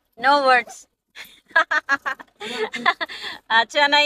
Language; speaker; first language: Hindi; non-native, local second language; Telugu